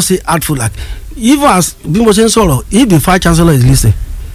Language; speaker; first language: English; non-native, local second language; Yoruba